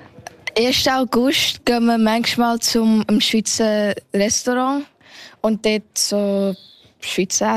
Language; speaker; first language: German; early bilingual, heritage; German